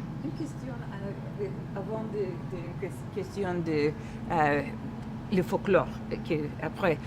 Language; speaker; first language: French; non-native, learner; English